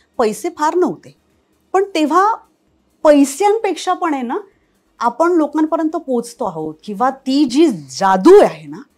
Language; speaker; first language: Marathi; native; Marathi